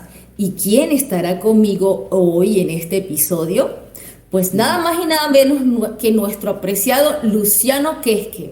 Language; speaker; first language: Spanish; native; Spanish